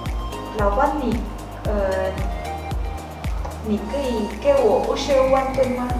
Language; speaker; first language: Chinese; non-native, learner; Indonesian